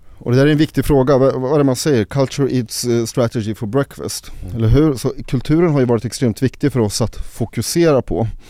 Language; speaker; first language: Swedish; early bilingual, other home language; Arabic